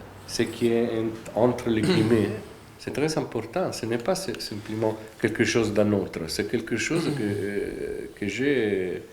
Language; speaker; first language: French; non-native, fluent; Italian